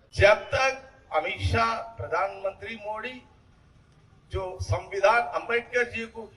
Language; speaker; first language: Hindi; non-native, local second language; Telugu